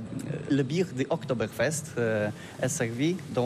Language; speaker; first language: French; non-native, learner; Polish